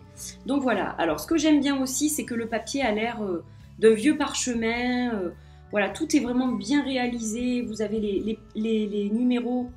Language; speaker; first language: French; native; French